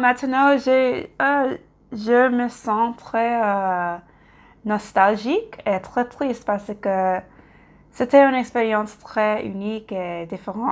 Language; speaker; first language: French; non-native, learner; English